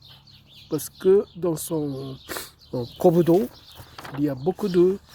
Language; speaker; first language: French; non-native, fluent; Japanese